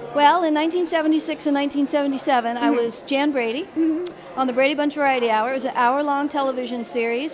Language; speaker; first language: English; native; English